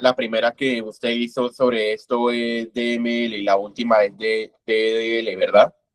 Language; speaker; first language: Spanish; native; Spanish